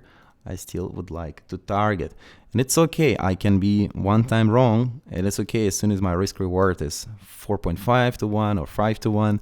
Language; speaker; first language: English; non-native, fluent; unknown